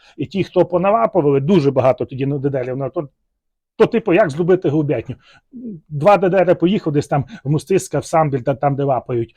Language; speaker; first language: Ukrainian; native; Ukrainian